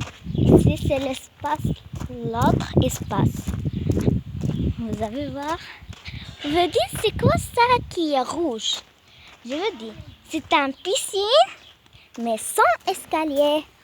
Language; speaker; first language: French; non-native, learner; Arabic